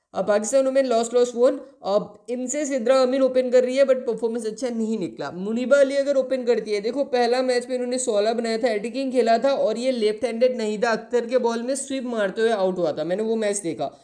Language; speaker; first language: Hindi; non-native, local second language; Bangla